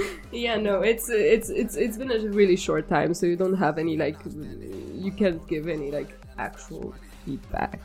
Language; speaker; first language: English; non-native, fluent; Romanian